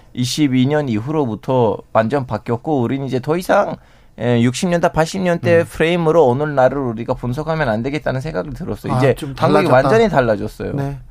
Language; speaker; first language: Korean; non-native, fluent; Turkish